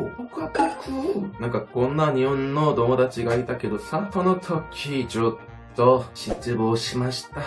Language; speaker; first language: Japanese; non-native, fluent; Korean